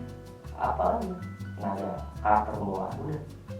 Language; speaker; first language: Indonesian; native; Indonesian